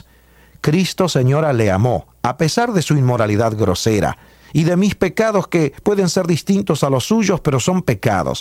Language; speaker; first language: Spanish; native; Spanish